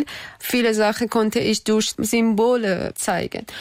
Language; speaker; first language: German; non-native, learner; Persian